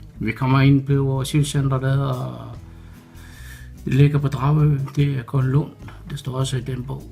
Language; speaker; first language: Danish; non-native, learner; Arabic